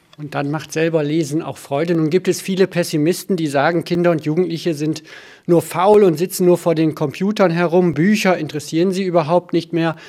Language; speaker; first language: German; native; German